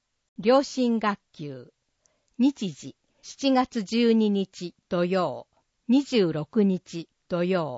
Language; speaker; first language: Japanese; native; Japanese